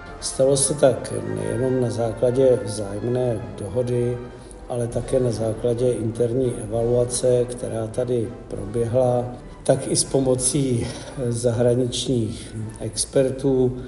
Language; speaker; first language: Czech; native; Czech